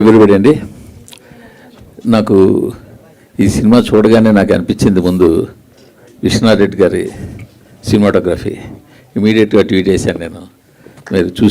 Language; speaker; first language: Telugu; native; Telugu